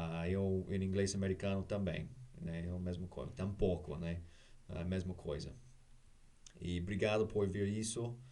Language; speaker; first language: Portuguese; non-native, learner; English